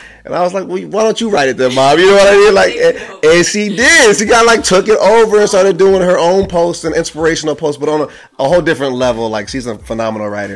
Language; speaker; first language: English; native; English